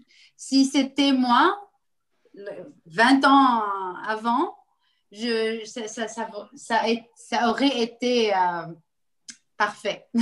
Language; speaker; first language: French; non-native, local second language; Arabic